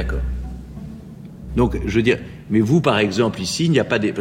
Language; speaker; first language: French; native; French